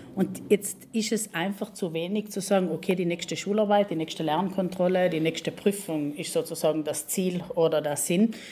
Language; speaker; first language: German; native; German